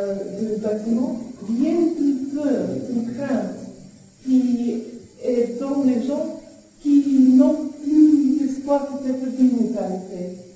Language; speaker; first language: French; non-native, fluent; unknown